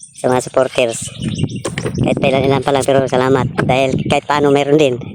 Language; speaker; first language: Filipino; non-native, local second language; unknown